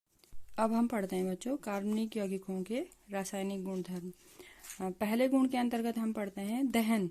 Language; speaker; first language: Hindi; native; Hindi